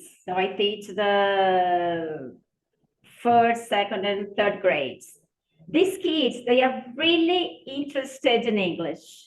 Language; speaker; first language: English; non-native, fluent; Portuguese